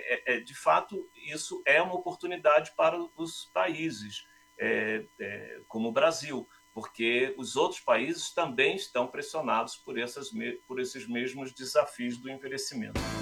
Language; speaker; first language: Portuguese; native; Portuguese